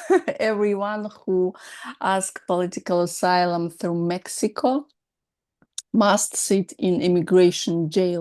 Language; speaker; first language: English; non-native, learner; Russian